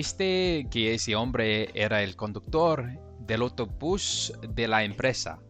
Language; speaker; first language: Spanish; non-native, learner; English